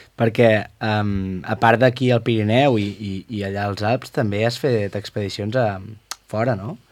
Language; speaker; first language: Catalan; native; Catalan